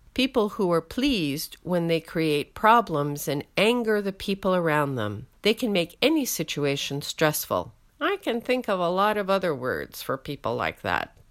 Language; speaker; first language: English; native; English